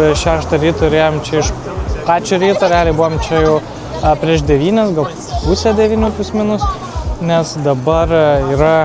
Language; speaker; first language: Lithuanian; native; Lithuanian